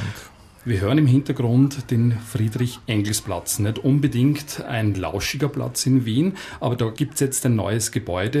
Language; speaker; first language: German; native; German